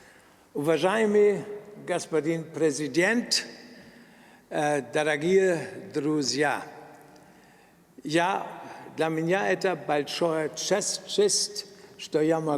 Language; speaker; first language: Russian; non-native, learner; German